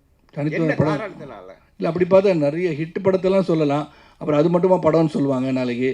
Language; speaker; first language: Tamil; native; Tamil